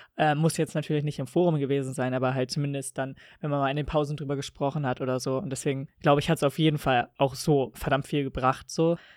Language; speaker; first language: German; native; German